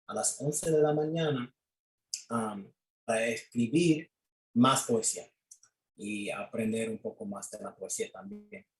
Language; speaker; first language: Spanish; early bilingual, other home language; English